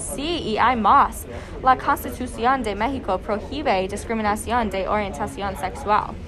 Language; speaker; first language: Spanish; non-native, learner; English